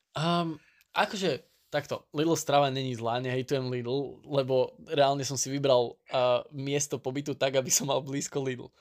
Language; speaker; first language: Slovak; native; Slovak